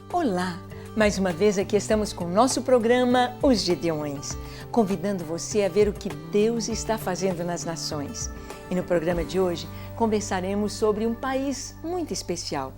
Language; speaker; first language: Portuguese; native; Portuguese